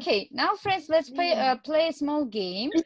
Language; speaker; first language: English; non-native, fluent; Russian